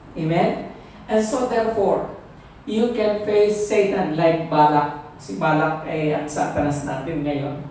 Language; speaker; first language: Filipino; native; Filipino